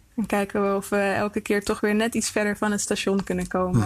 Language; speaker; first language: Dutch; early bilingual, other home language; Icelandic